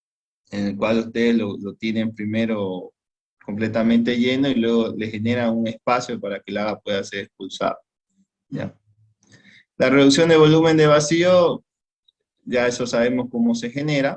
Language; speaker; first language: Spanish; native; Spanish